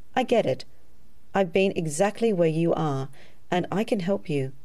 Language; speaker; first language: English; native; English